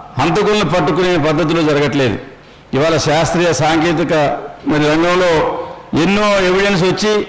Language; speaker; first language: Telugu; native; Telugu